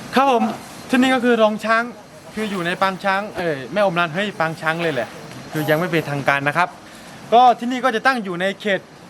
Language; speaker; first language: Thai; non-native, local second language; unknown